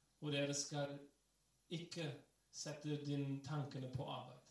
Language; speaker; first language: Norwegian; non-native, fluent; English